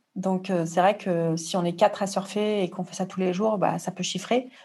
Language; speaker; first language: French; native; French